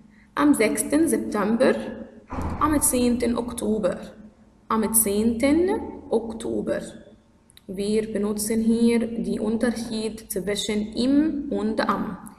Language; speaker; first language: German; non-native, fluent; Arabic